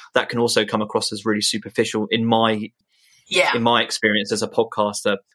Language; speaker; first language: English; native; English